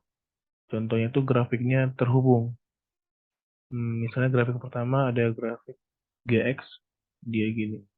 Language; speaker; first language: Indonesian; native; Indonesian